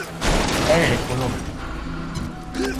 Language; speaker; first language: French; native; French